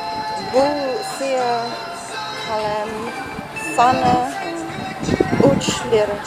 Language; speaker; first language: Turkish; non-native, learner; English